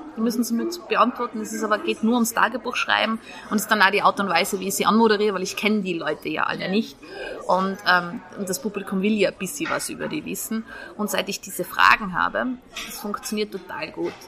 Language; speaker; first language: German; native; German